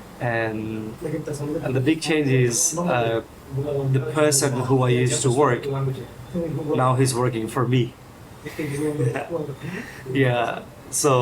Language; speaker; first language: English; non-native, fluent; Hindi